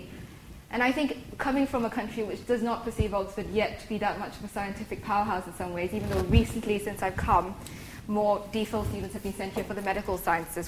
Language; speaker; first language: English; native; English